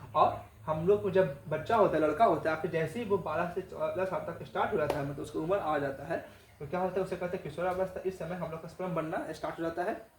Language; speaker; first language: Hindi; native; Hindi